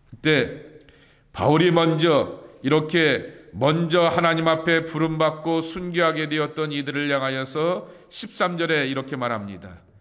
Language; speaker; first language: Korean; native; Korean